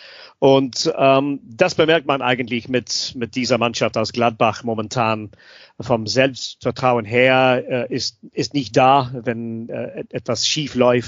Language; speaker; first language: German; non-native, fluent; English